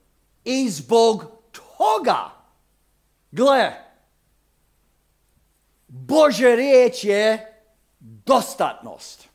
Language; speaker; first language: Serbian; non-native, fluent; English